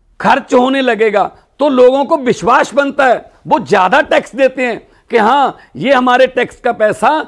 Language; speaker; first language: Hindi; non-native, local second language; Punjabi